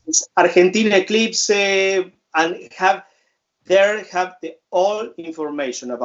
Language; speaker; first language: English; non-native, fluent; Spanish